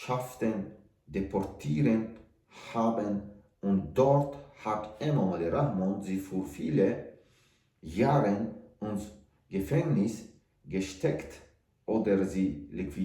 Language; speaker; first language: German; non-native, learner; Tajik